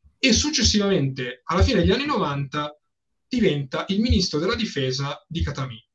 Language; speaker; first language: Italian; native; Italian